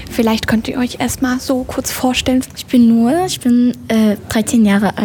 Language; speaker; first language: German; native; German